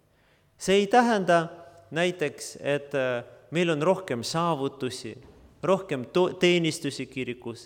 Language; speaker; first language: Estonian; non-native, local second language; Russian